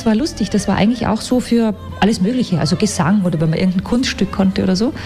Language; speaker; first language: German; native; German